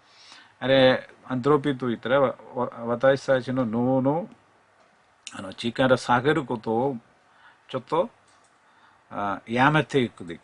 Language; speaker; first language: Japanese; non-native, learner; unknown